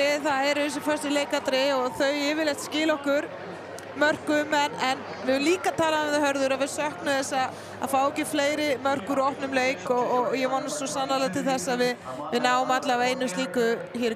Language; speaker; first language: Icelandic; native; Icelandic